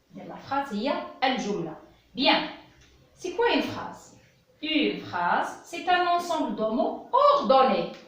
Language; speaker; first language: French; non-native, local second language; Arabic